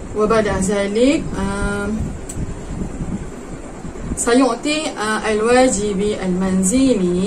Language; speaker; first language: Arabic; non-native, learner; Malay